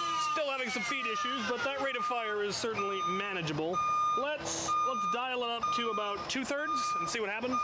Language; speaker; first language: English; native; English